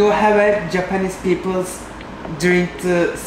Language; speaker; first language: English; non-native, learner; Turkish